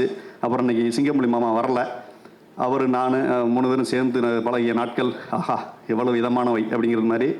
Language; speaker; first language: Tamil; native; Tamil